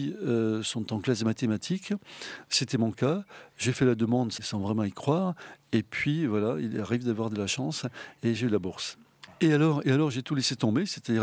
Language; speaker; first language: French; native; French